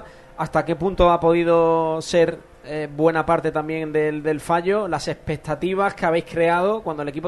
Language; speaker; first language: Spanish; native; Spanish